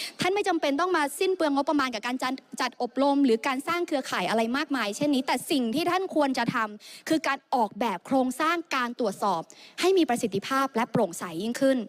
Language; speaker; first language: Thai; native; Thai